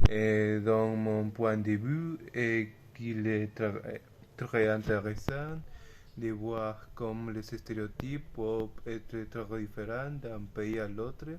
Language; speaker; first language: French; non-native, learner; Spanish